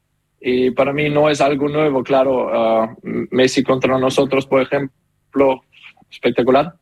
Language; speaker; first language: Spanish; non-native, learner; German